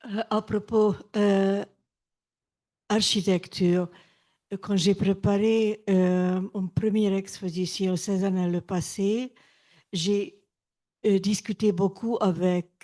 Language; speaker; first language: French; non-native, fluent; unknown